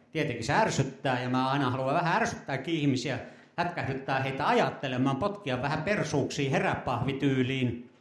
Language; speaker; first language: Finnish; native; Finnish